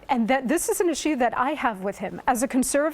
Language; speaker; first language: English; native; English